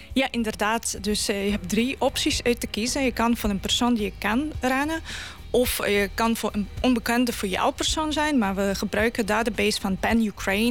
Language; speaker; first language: Dutch; non-native, fluent; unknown